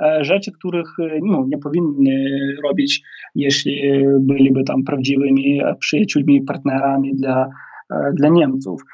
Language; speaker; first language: Polish; non-native, fluent; Ukrainian